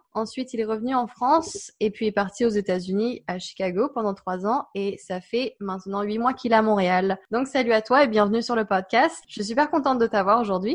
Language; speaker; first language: French; native; French